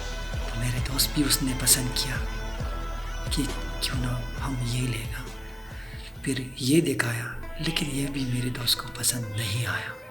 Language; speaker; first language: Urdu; non-native, local second language; Pashto